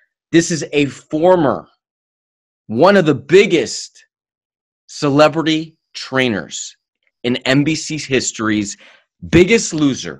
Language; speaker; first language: English; early bilingual, other home language; Spanish